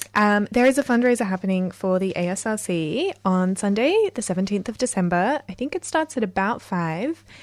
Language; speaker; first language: English; native; English